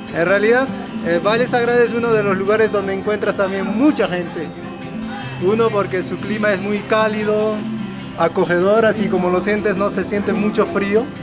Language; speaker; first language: Spanish; non-native, local second language; Quechua